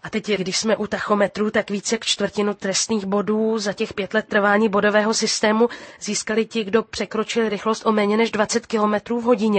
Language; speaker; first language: Czech; native; Czech